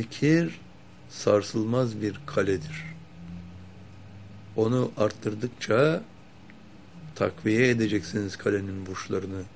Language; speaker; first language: Turkish; native; Turkish